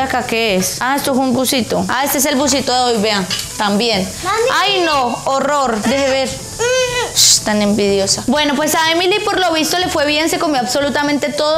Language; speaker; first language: Spanish; native; Spanish